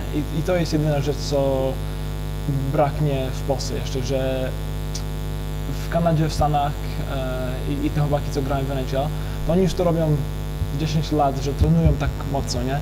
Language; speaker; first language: Polish; early bilingual, heritage; English